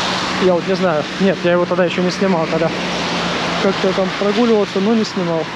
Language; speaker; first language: Russian; native; Russian